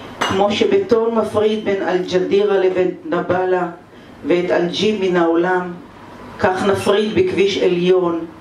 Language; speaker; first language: Hebrew; native; Hebrew